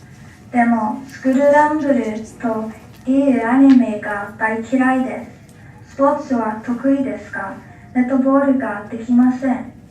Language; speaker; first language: Japanese; non-native, learner; English